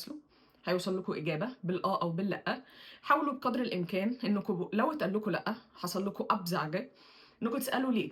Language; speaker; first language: Arabic; native; Arabic